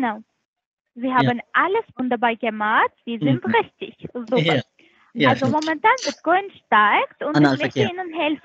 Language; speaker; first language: German; non-native, learner; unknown